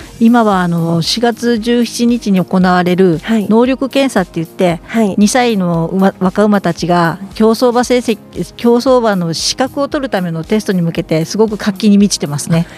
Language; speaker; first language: Japanese; native; Japanese